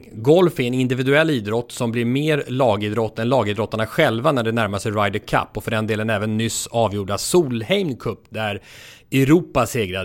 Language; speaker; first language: Swedish; native; Swedish